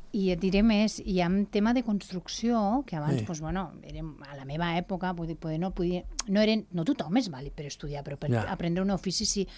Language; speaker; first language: Catalan; non-native, local second language; Spanish